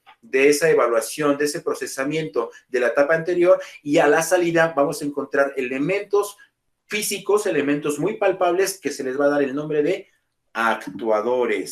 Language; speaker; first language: Spanish; native; Spanish